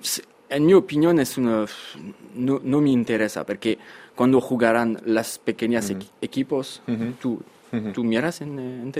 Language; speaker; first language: Spanish; non-native, fluent; French